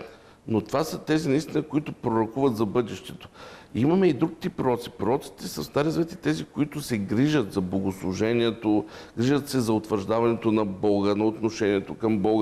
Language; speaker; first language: Bulgarian; native; Bulgarian